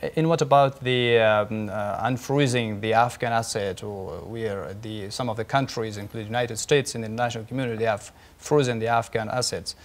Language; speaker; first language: English; non-native, fluent; Persian